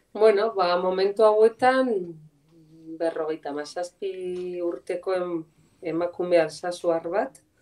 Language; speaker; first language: Basque; non-native, local second language; Spanish